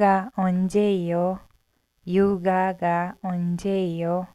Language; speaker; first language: Korean; non-native, fluent; Hindi